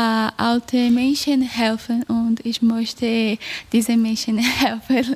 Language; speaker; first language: German; non-native, learner; Portuguese